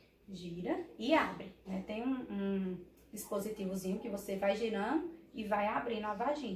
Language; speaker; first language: Portuguese; native; Portuguese